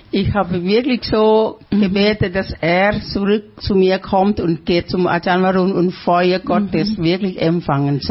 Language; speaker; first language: German; non-native, fluent; Thai